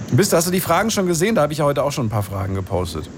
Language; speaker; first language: German; native; German